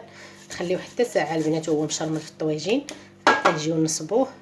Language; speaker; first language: Arabic; native; Arabic